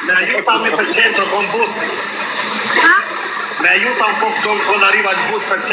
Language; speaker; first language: Italian; non-native, learner; Albanian